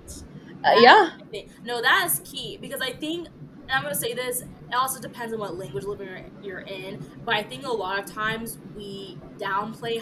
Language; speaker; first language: English; early bilingual, other home language; French